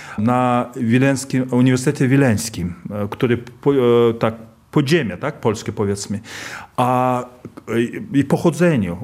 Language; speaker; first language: Polish; non-native, fluent; Kazakh